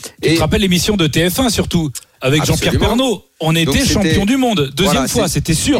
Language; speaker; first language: French; native; French